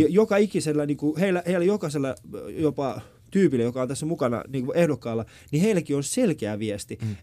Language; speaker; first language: Finnish; early bilingual, other home language; Persian